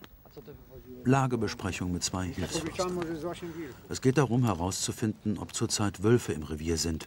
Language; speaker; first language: German; native; German